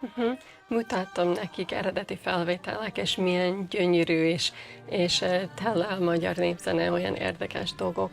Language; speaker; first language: Hungarian; non-native, fluent; English